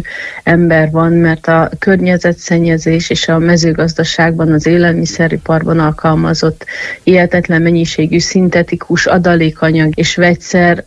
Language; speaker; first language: Hungarian; native; Hungarian